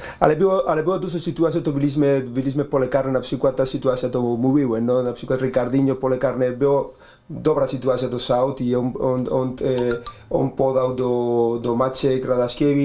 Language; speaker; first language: Polish; non-native, learner; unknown